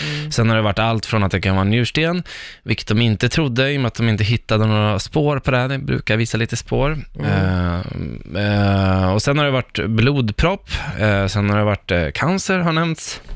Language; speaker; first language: Swedish; early bilingual, other home language; Spanish